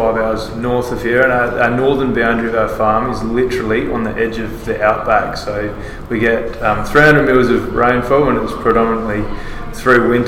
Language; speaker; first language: English; native; English